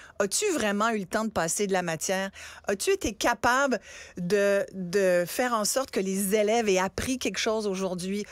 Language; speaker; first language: French; early bilingual, other home language; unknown